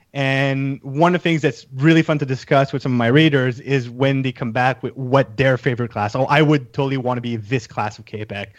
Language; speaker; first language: English; native; English